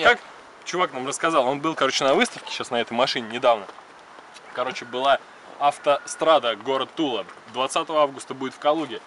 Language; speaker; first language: Russian; native; Russian